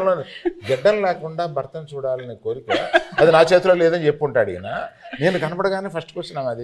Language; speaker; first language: Telugu; native; Telugu